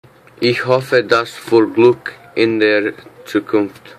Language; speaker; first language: German; non-native, learner; English